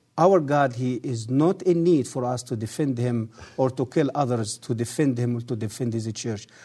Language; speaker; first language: English; early bilingual, other home language; Arabic